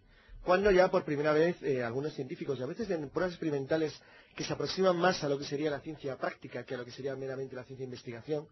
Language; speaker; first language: Spanish; native; Spanish